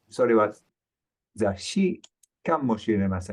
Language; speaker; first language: Japanese; non-native, learner; English